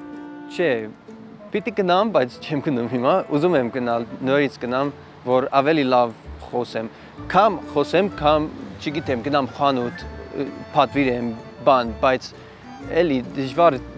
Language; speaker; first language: Armenian; non-native, learner; English